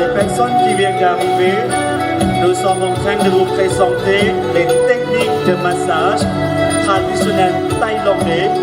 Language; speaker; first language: French; non-native, fluent; Thai